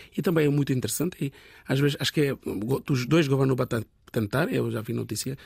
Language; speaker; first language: Portuguese; non-native, learner; Bangla